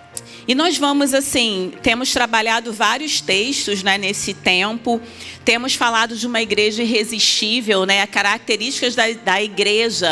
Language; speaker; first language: Portuguese; native; Portuguese